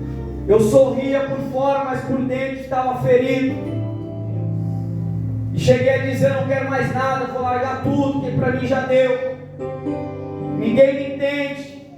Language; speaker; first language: Portuguese; native; Portuguese